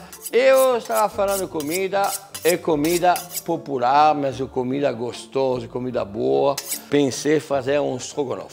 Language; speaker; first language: Portuguese; non-native, fluent; French